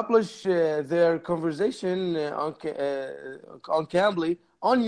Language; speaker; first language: English; non-native, learner; Arabic